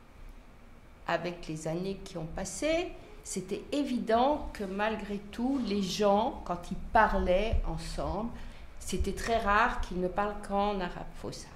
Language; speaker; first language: French; native; French